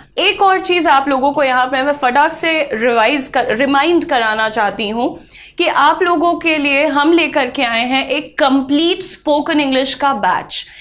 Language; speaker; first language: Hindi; native; Hindi